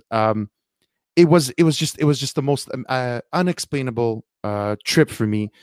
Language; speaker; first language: English; early bilingual, heritage; Italian